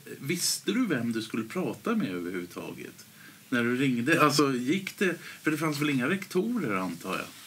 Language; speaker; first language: Swedish; native; Swedish